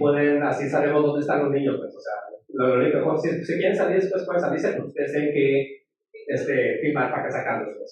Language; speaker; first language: Spanish; native; Spanish